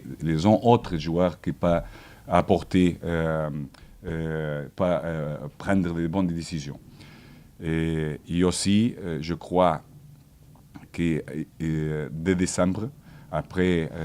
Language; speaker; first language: French; non-native, fluent; Portuguese